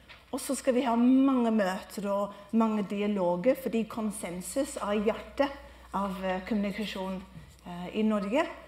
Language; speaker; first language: Norwegian; non-native, fluent; English